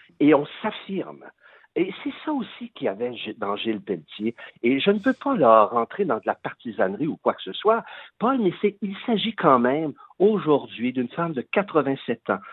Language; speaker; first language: French; native; French